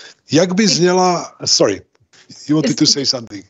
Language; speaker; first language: English; non-native, fluent; Czech